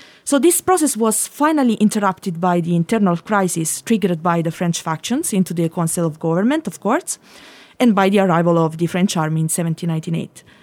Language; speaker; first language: English; non-native, fluent; Italian